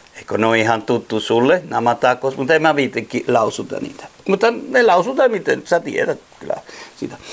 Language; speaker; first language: Finnish; non-native, fluent; Spanish